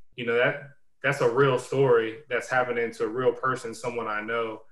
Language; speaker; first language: English; native; English